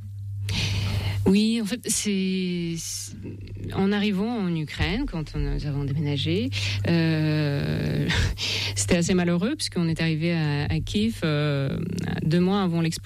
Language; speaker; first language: French; non-native, fluent; Russian